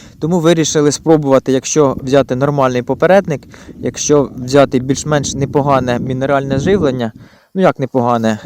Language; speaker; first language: Ukrainian; native; Ukrainian